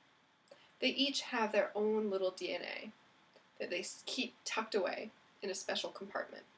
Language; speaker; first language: English; native; English